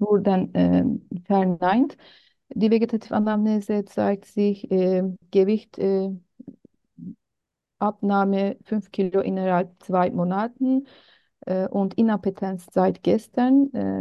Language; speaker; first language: German; non-native, learner; Turkish